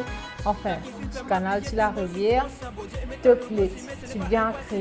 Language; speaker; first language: French; non-native, local second language; Morisyen